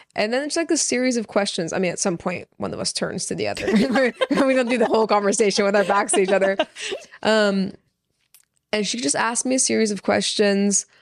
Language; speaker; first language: English; early bilingual, other home language; Persian